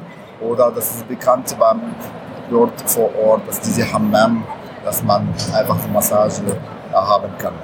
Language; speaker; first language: German; non-native, fluent; Arabic